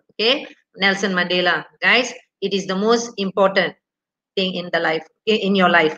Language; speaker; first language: English; non-native, local second language; Malay